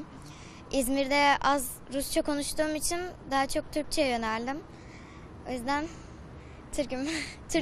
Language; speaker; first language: Turkish; early bilingual, heritage; Turkish